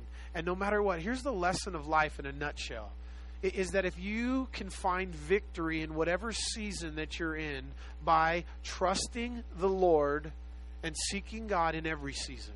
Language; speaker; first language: English; native; English